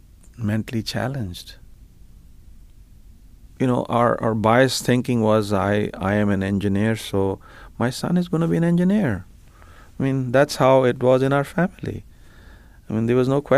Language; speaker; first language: English; non-native, local second language; Punjabi